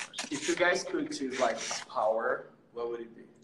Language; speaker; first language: English; non-native, fluent; Portuguese